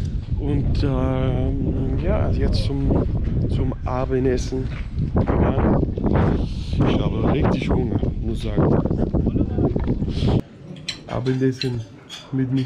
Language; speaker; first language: German; non-native, learner; Danish